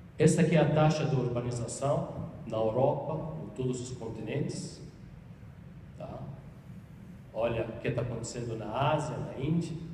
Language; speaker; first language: Portuguese; non-native, fluent; Arabic